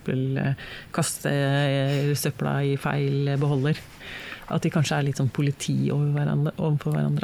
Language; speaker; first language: Norwegian; native; Norwegian